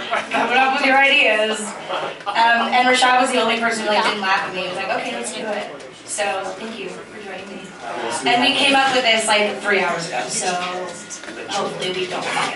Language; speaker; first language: English; native; English